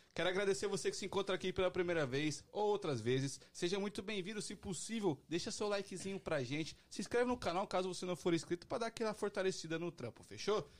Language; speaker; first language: Portuguese; native; Portuguese